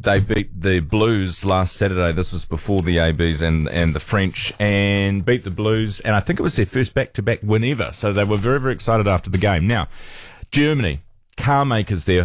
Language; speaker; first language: English; native; English